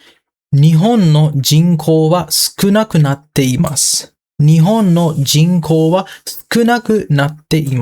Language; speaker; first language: Japanese; non-native, fluent; Sinhala